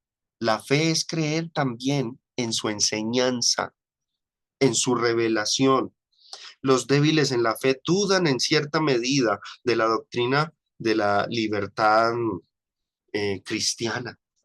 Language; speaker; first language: Spanish; native; Spanish